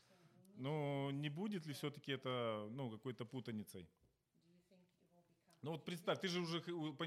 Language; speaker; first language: Russian; native; Russian